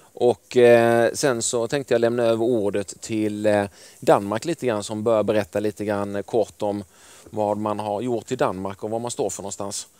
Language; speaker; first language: Swedish; native; Swedish